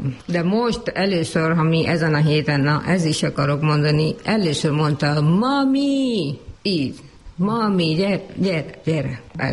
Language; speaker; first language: Hungarian; non-native, learner; Urdu